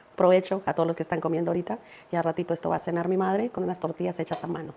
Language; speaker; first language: Spanish; early bilingual, heritage; Spanish